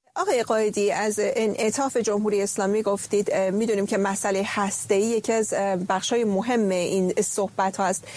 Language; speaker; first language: Persian; native; Persian